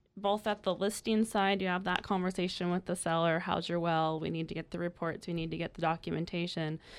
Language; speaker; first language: English; native; English